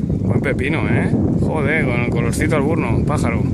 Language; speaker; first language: Spanish; native; Spanish